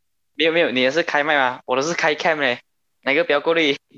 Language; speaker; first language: Chinese; native; Chinese